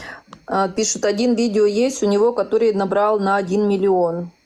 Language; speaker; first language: Russian; native; Russian